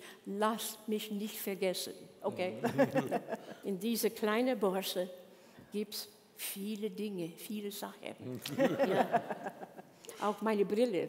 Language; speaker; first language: German; non-native, learner; English